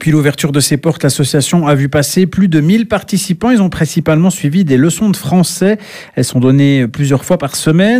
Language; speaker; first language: French; native; French